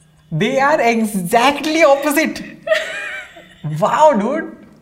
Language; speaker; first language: English; non-native, local second language; Hindi